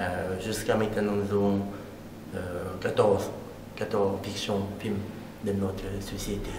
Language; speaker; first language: French; non-native, learner; Lao